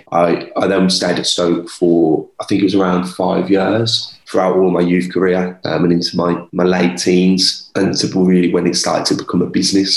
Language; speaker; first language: English; native; English